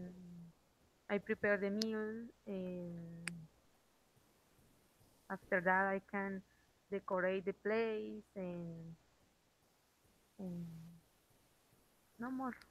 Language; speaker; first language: English; non-native, learner; Spanish